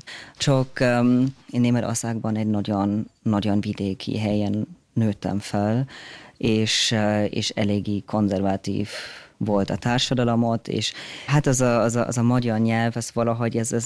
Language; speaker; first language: Hungarian; early bilingual, heritage; German